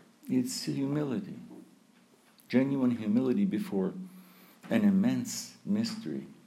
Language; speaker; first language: English; early bilingual, other home language; Ukrainian